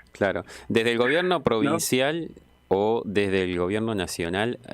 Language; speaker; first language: Spanish; native; Spanish